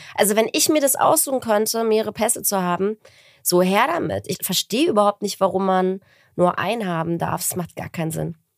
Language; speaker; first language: German; native; German